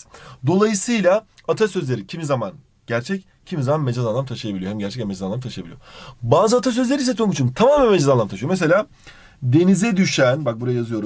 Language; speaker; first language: Turkish; native; Turkish